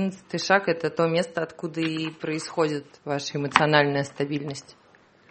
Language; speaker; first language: Russian; native; Russian